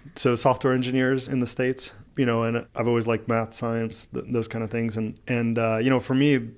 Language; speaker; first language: English; early bilingual, other home language; Russian